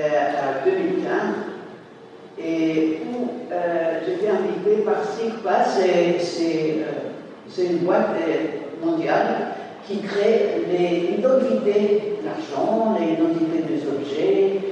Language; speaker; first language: French; non-native, fluent; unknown